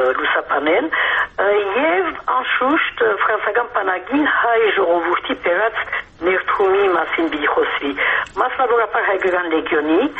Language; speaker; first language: Armenian; early bilingual, heritage; Armenian